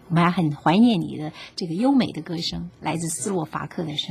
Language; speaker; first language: Chinese; native; Chinese